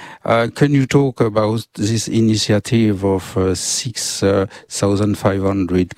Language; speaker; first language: English; non-native, learner; French